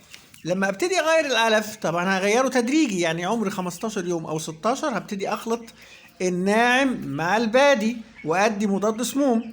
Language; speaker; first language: Arabic; native; Arabic